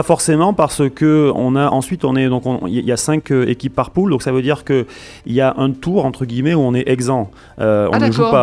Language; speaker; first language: French; native; French